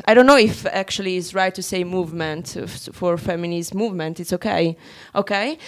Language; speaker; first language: English; non-native, learner; Italian